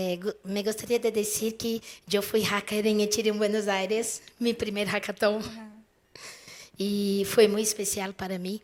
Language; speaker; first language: Spanish; non-native, fluent; Portuguese